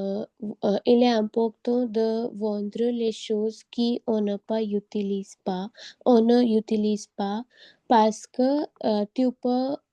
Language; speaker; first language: French; non-native, learner; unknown